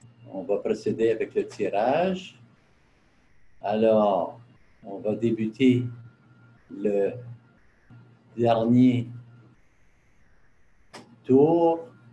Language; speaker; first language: French; native; French